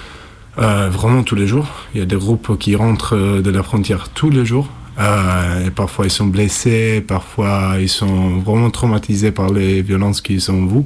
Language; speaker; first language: French; non-native, fluent; Italian